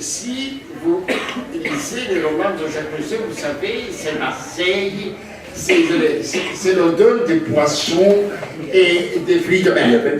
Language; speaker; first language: French; non-native, fluent; Greek